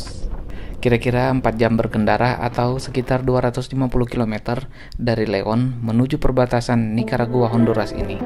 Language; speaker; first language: Indonesian; native; Indonesian